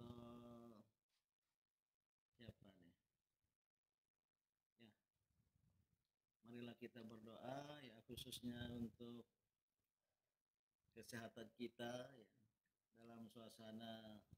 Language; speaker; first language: Indonesian; native; Indonesian